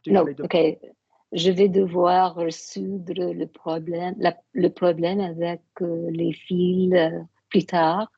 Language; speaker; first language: French; non-native, learner; English